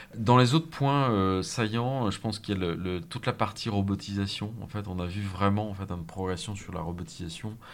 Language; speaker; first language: French; native; French